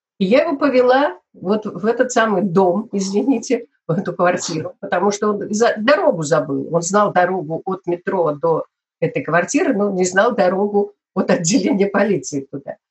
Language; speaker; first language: Russian; native; Russian